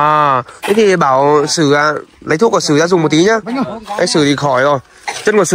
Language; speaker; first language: Vietnamese; native; Vietnamese